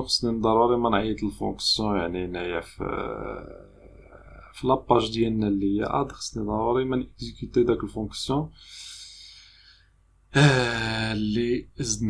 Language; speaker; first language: Arabic; native; Arabic